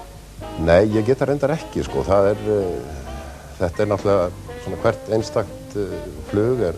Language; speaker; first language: Icelandic; native; Icelandic